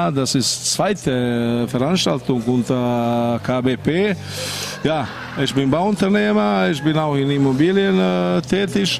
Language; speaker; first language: German; non-native, fluent; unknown